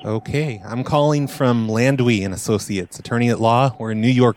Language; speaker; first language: English; native; English